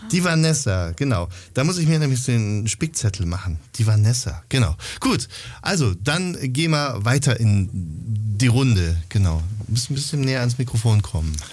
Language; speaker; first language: German; native; German